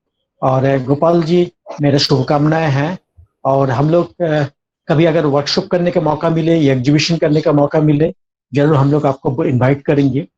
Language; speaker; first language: Hindi; native; Hindi